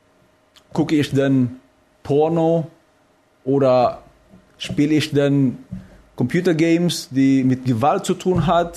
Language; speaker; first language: German; non-native, fluent; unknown